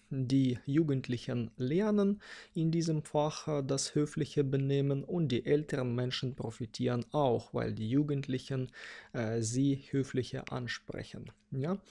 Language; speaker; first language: German; non-native, fluent; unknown